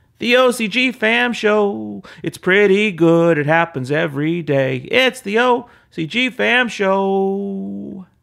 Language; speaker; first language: English; native; English